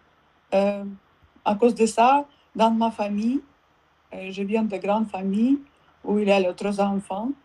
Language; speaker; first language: French; non-native, learner; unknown